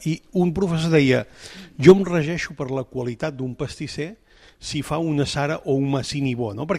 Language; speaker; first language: Catalan; native; Catalan